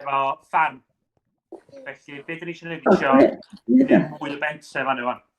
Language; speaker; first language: Welsh; native; Welsh